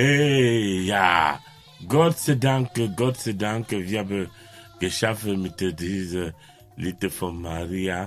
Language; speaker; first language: German; non-native, learner; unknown